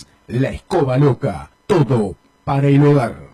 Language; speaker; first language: Spanish; native; Spanish